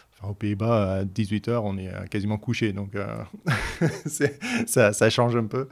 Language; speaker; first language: French; non-native, fluent; Dutch